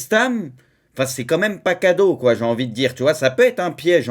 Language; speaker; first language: French; native; French